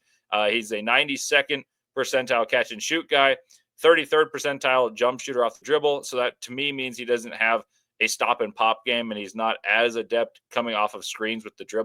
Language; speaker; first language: English; native; English